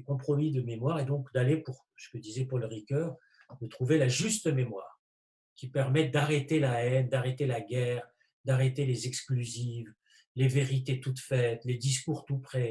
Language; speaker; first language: French; native; French